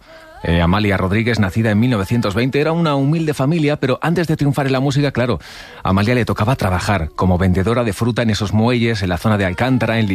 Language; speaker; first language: Spanish; native; Spanish